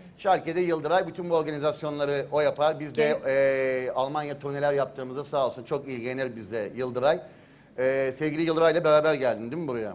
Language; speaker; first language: Turkish; native; Turkish